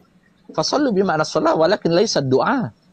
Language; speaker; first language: Arabic; non-native, learner; Indonesian